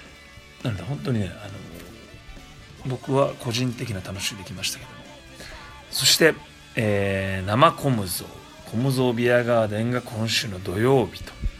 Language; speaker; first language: Japanese; native; Japanese